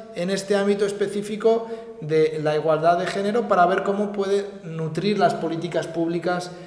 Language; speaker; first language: Spanish; native; Spanish